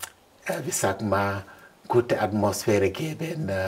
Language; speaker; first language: German; non-native, learner; Mandingo